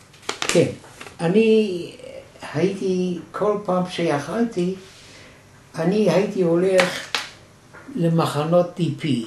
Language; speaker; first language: Hebrew; non-native, fluent; German